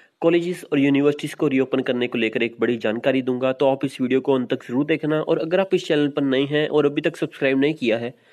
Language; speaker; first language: Hindi; non-native, local second language; Punjabi